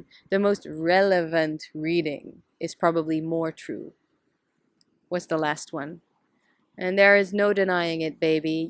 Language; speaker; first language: English; non-native, fluent; Dutch